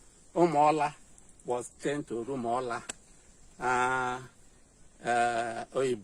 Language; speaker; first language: English; non-native, local second language; Igbo